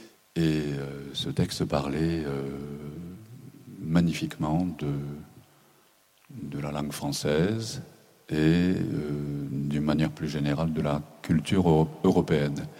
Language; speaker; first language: French; non-native, fluent; Japanese